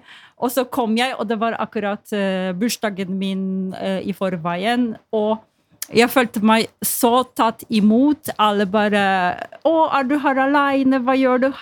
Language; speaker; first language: Norwegian; non-native, fluent; Polish